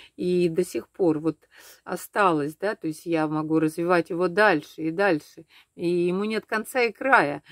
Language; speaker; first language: Russian; native; Russian